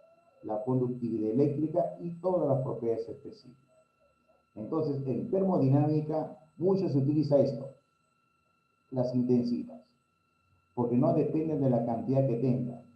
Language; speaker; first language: Spanish; native; Spanish